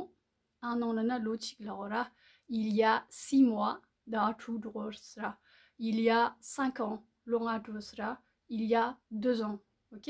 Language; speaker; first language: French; non-native, learner; Tibetan